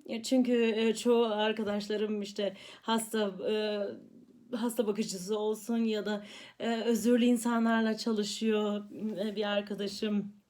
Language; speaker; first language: Turkish; early bilingual, heritage; Turkish